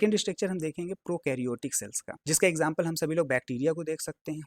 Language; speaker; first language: Hindi; native; Hindi